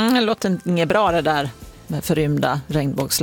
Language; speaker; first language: Swedish; native; Swedish